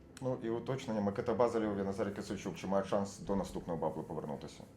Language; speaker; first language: Ukrainian; native; Ukrainian